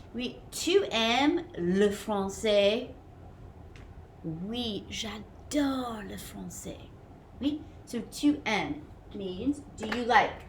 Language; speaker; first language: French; non-native, fluent; English